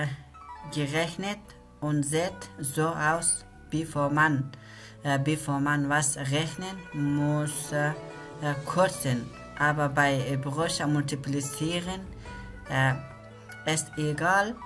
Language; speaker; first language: German; non-native, learner; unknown